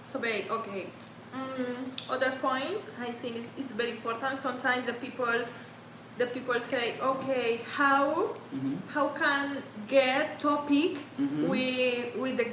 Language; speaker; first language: English; non-native, learner; Spanish